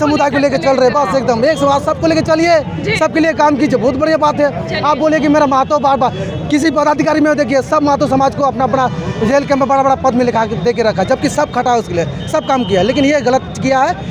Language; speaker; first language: Hindi; native; Hindi